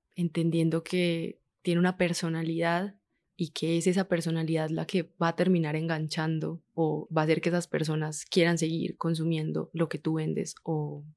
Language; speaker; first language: Spanish; native; Spanish